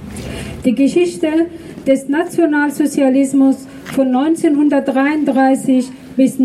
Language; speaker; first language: German; non-native, fluent; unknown